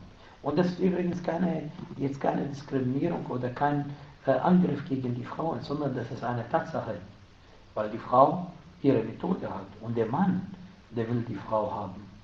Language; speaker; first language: German; non-native, fluent; Arabic